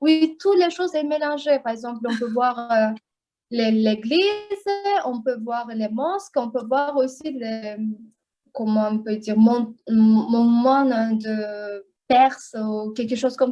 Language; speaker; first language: French; non-native, learner; Azerbaijani